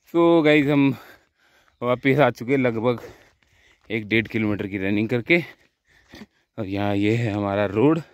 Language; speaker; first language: Hindi; native; Hindi